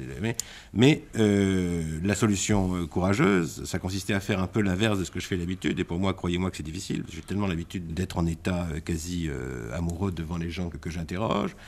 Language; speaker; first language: French; native; French